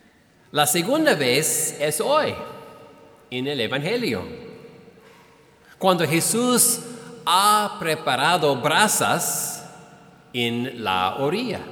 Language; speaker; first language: Spanish; non-native, fluent; English